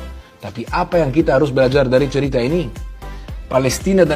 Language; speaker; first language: Indonesian; non-native, fluent; Hebrew